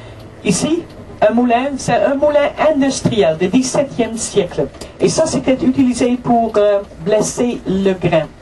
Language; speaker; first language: French; non-native, fluent; Dutch